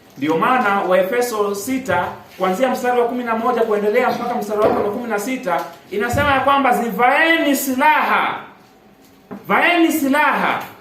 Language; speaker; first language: Swahili; non-native, local second language; Giryama